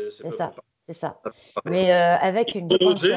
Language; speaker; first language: French; native; French